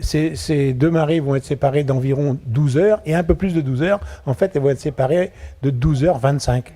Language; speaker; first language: French; native; French